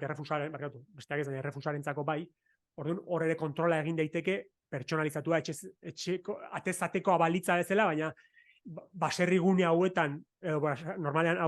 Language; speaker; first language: Basque; native; Basque